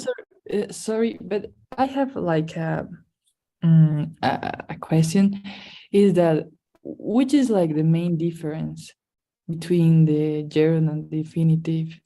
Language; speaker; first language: English; non-native, learner; Spanish